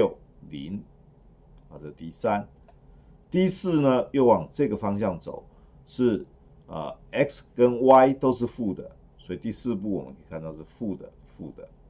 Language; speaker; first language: Chinese; native; Chinese